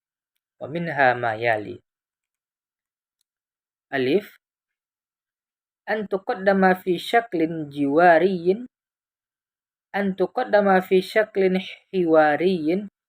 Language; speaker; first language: Arabic; non-native, fluent; Indonesian